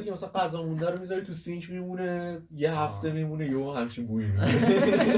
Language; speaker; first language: Persian; native; Persian